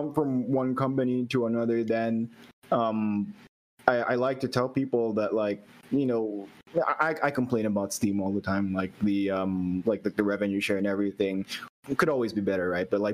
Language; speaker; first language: English; non-native, local second language; Filipino